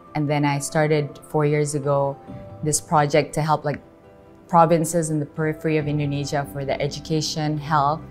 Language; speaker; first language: English; early bilingual, other home language; Indonesian